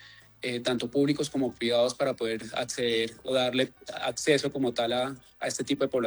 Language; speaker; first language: Spanish; native; Spanish